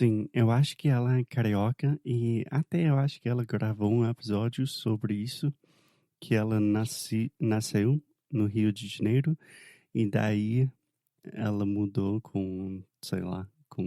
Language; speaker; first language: Portuguese; non-native, fluent; English